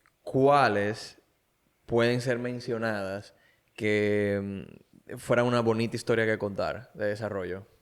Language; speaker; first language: Spanish; native; Spanish